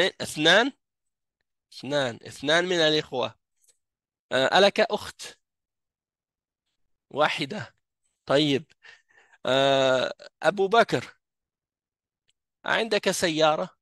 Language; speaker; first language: Arabic; non-native, fluent; French